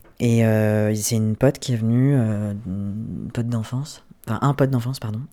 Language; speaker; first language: French; native; French